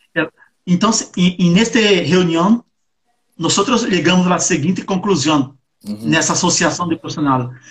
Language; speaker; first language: Portuguese; non-native, learner; Spanish